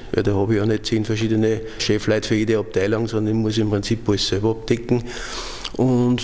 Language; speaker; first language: German; native; German